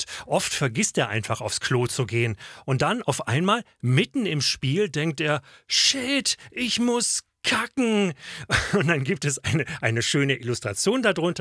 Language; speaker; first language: German; native; German